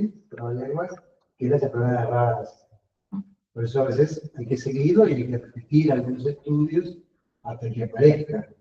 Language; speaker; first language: Spanish; native; Spanish